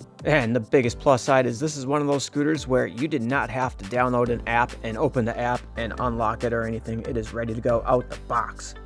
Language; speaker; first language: English; native; English